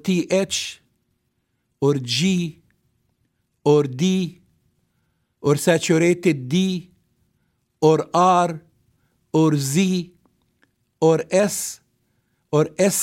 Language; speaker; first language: English; non-native, fluent; Arabic